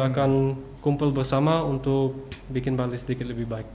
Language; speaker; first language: Indonesian; early bilingual, other home language; English